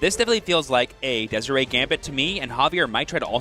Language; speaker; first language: English; native; English